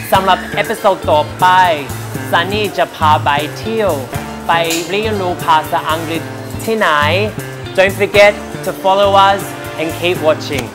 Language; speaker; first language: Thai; non-native, learner; English